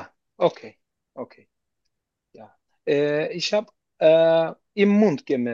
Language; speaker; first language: German; non-native, learner; Turkish